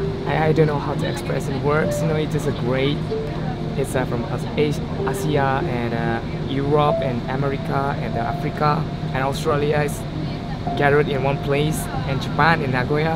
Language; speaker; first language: English; non-native, learner; Portuguese